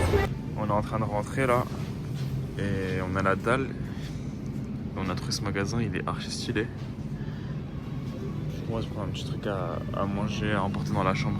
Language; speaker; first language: French; native; French